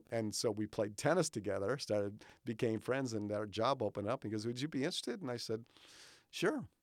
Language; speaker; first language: English; native; English